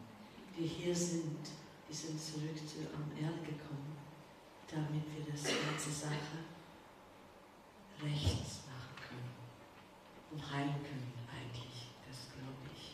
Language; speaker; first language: German; non-native, learner; English